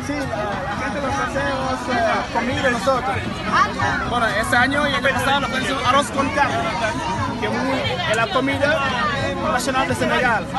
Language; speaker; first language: Spanish; non-native, fluent; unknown